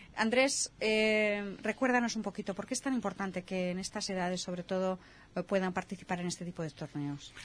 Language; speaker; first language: Spanish; native; Spanish